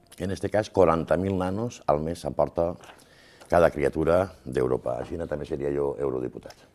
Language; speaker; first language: Catalan; native; Catalan